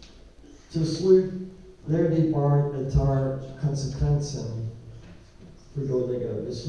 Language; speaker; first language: Swedish; non-native, learner; English